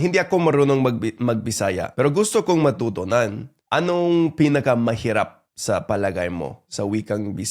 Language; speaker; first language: Filipino; non-native, fluent; English